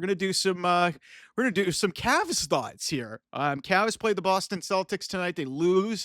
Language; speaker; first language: English; native; English